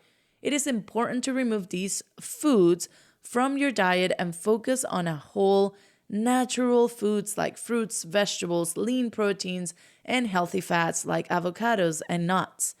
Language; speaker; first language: English; non-native, fluent; Spanish